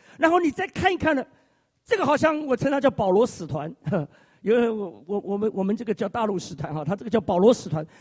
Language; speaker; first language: Chinese; native; Chinese